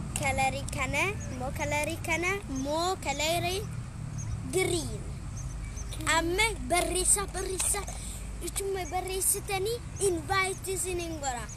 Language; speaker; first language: Oromo; early bilingual, heritage; Oromo